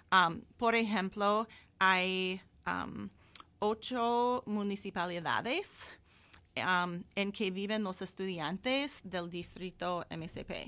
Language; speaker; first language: Spanish; non-native, fluent; English